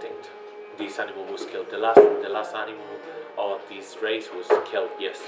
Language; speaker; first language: English; non-native, fluent; Spanish